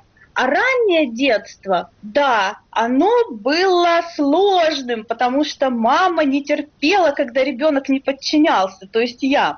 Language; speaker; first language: Russian; native; Russian